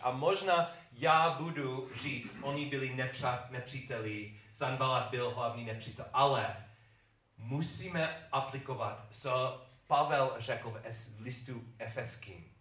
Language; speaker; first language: Czech; non-native, learner; English